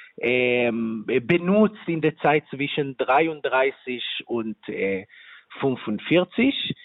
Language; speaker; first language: German; non-native, fluent; Hebrew